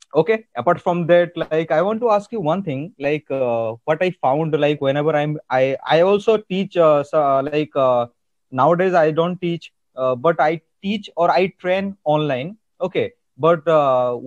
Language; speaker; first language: English; non-native, local second language; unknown